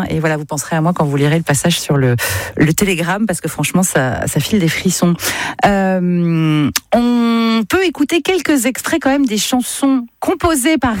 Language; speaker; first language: French; native; French